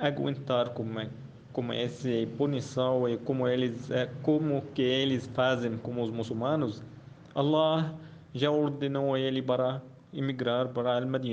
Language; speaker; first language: Portuguese; non-native, fluent; Arabic